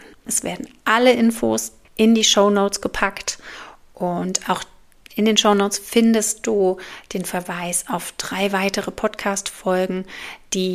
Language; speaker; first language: German; native; German